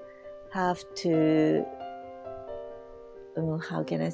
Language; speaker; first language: English; non-native, learner; Japanese